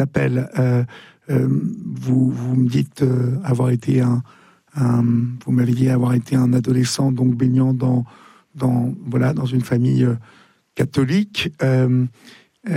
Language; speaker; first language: French; native; French